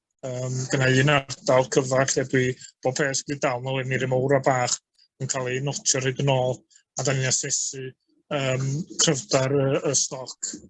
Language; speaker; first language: Welsh; native; Welsh